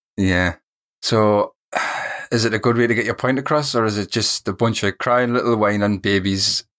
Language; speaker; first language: English; native; English